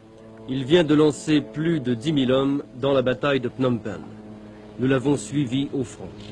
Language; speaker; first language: French; native; French